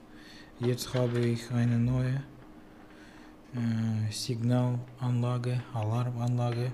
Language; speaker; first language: German; non-native, learner; Russian